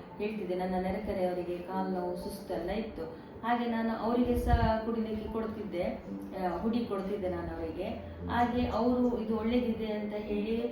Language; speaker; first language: Kannada; native; Kannada